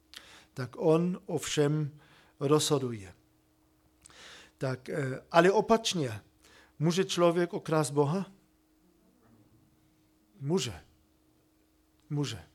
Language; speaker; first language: Czech; non-native, fluent; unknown